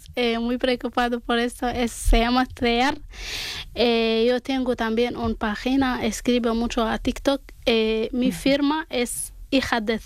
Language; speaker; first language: Spanish; non-native, learner; Arabic